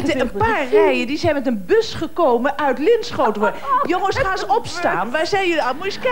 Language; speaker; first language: Dutch; native; Dutch